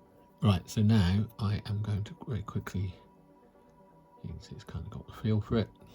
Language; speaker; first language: English; native; English